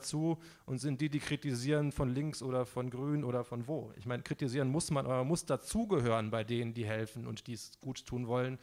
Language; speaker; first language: German; native; German